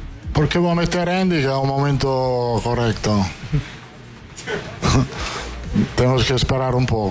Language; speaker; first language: Portuguese; non-native, fluent; Italian